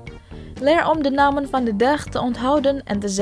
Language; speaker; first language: Dutch; non-native, fluent; Indonesian